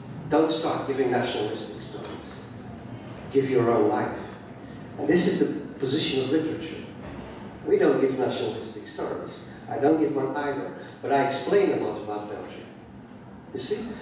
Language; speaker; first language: English; non-native, fluent; Dutch